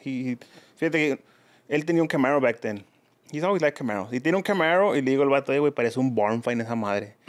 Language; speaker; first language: Spanish; early bilingual, heritage; Spanish